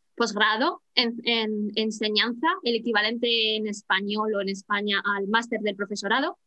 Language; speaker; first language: Spanish; native; Spanish